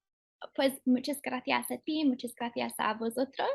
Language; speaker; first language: Spanish; non-native, fluent; English